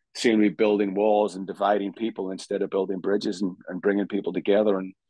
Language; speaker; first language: English; native; English